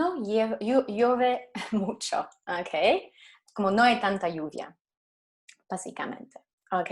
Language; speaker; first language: Spanish; non-native, fluent; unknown